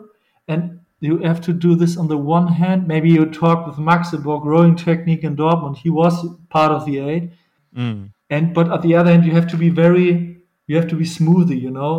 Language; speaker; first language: English; non-native, fluent; German